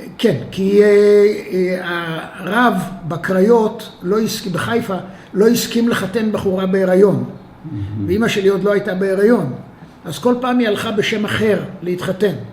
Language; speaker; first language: Hebrew; native; Hebrew